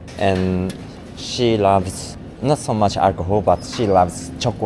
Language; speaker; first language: English; non-native, learner; Japanese